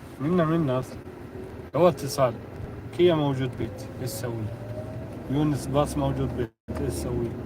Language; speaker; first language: Arabic; non-native, learner; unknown